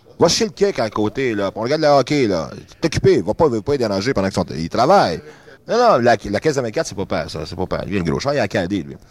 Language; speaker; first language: French; native; French